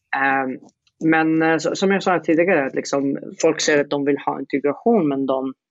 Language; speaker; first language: Swedish; non-native, fluent; Arabic